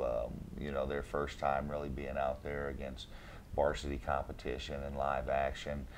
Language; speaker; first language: English; native; English